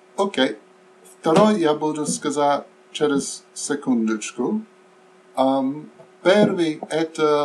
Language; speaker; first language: Russian; non-native, fluent; English